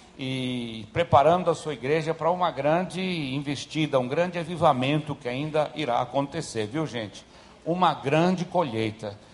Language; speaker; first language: Portuguese; early bilingual, other home language; German